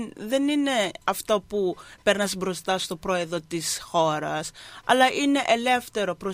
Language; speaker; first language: Greek; early bilingual, other home language; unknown